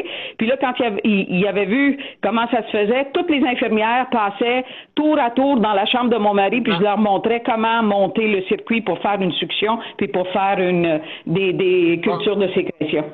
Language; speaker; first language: French; native; French